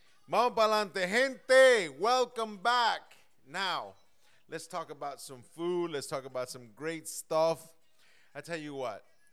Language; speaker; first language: English; early bilingual, other home language; Spanish